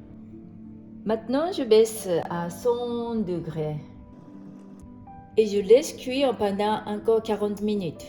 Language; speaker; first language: French; non-native, fluent; Japanese